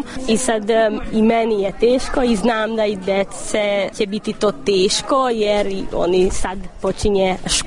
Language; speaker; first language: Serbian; non-native, local second language; Hungarian